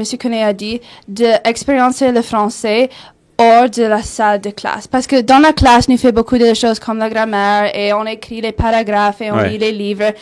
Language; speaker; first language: French; non-native, local second language; English